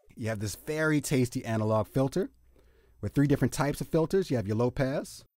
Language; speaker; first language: English; native; English